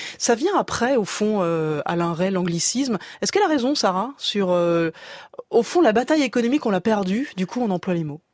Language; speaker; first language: French; native; French